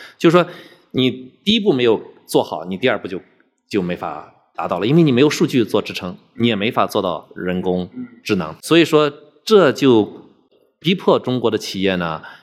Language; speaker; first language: Chinese; native; Chinese